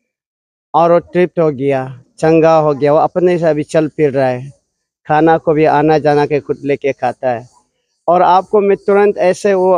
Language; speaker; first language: Hindi; non-native, local second language; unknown